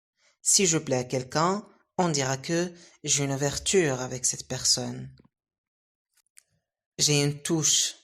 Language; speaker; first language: French; non-native, local second language; Arabic